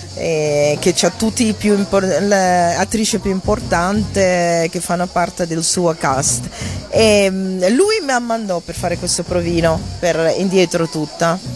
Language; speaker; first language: Italian; non-native, fluent; Dutch